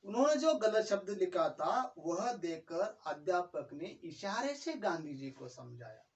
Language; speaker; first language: Hindi; non-native, local second language; Kannada